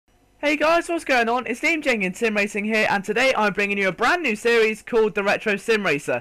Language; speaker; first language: English; native; English